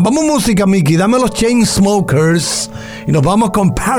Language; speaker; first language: Spanish; native; Spanish